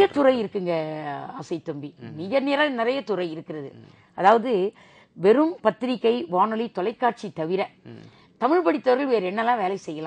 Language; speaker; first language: Tamil; native; Tamil